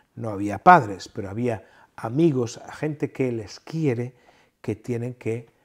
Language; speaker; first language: Spanish; native; Spanish